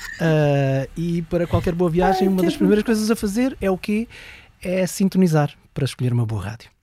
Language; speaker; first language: Portuguese; native; Portuguese